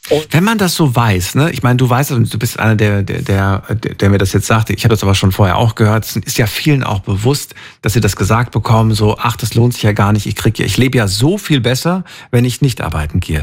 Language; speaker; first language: German; native; German